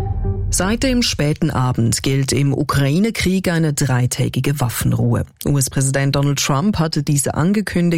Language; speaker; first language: German; native; German